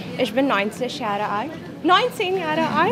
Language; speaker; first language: German; non-native, learner; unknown